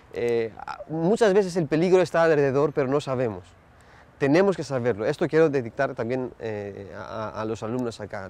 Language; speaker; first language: Spanish; non-native, fluent; Greek